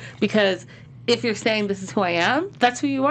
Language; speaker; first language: English; native; English